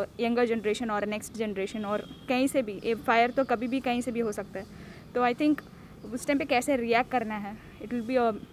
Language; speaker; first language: Hindi; non-native, local second language; Telugu